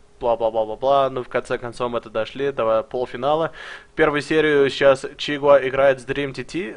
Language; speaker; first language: Russian; early bilingual, heritage; Russian